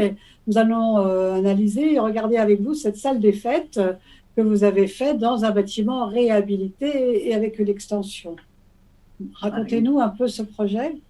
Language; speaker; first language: French; native; French